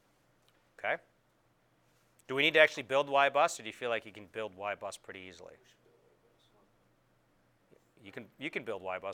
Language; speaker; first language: English; native; English